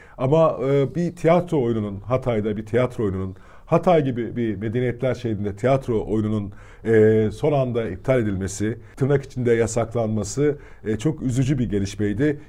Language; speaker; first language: Turkish; native; Turkish